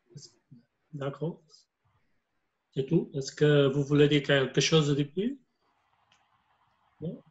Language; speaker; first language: French; non-native, fluent; Spanish